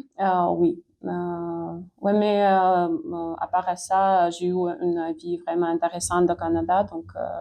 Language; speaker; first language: French; non-native, fluent; Ukrainian